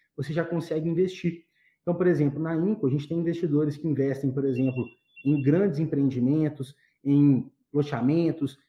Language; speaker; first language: Portuguese; native; Portuguese